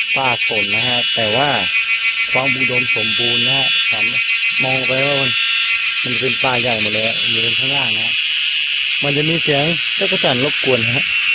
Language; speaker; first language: Thai; non-native, local second language; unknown